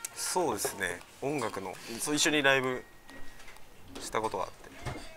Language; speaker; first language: Japanese; native; Japanese